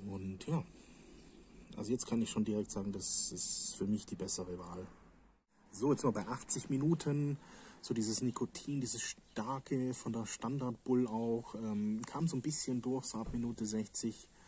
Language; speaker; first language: German; native; German